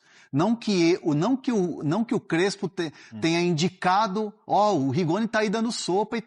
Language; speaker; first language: Portuguese; native; Portuguese